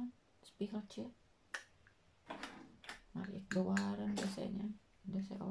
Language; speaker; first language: Dutch; non-native, learner; Indonesian